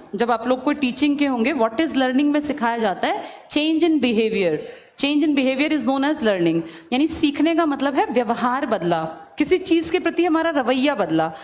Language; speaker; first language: Hindi; native; Hindi